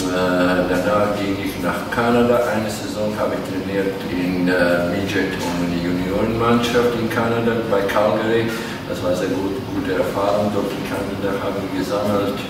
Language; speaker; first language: German; non-native, fluent; Latvian